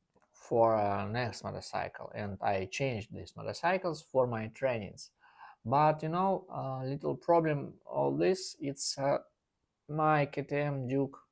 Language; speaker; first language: English; non-native, learner; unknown